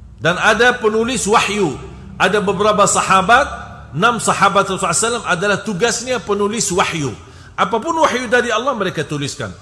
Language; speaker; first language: Malay; non-native, fluent; Arabic